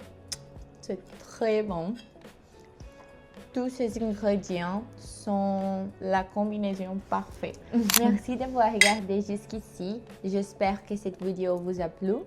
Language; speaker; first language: French; non-native, fluent; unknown